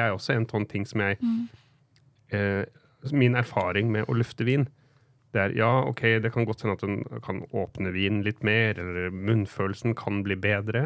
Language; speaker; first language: Norwegian; native; Norwegian